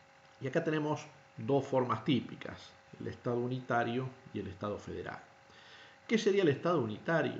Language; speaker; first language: Spanish; native; Spanish